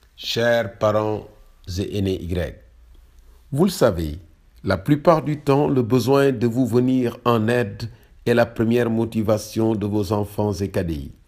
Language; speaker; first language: French; non-native, local second language; Wolof